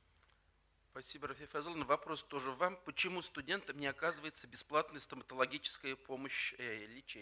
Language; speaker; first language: Russian; native; Russian